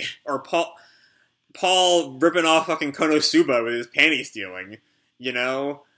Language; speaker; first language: English; native; English